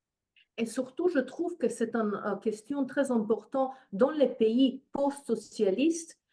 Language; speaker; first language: French; non-native, fluent; Slovenian